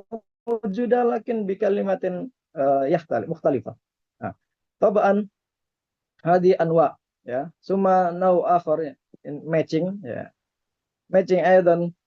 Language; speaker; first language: Arabic; non-native, fluent; Indonesian